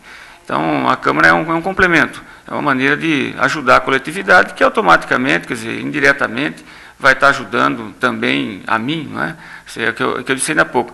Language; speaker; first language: Portuguese; native; Portuguese